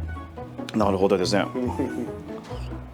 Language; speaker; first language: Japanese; non-native, learner; English